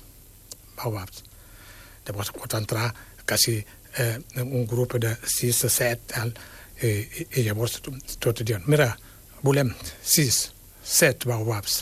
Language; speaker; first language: Catalan; non-native, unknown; Wolof